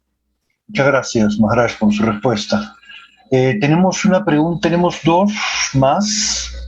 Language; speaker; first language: Spanish; native; Spanish